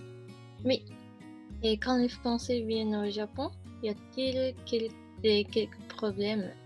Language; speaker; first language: French; non-native, learner; Japanese